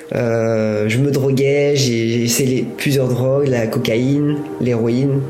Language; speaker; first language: French; native; French